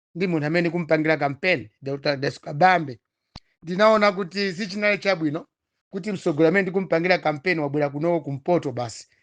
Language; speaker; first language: Nyanja; non-native, local second language; Tumbuka